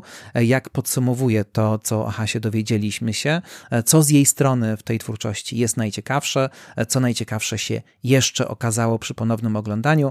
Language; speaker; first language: Polish; native; Polish